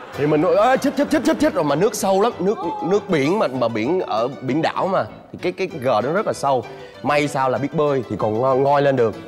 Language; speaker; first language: Vietnamese; native; Vietnamese